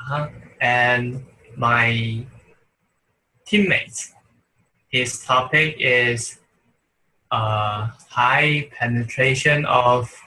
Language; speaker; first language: English; non-native, learner; Chinese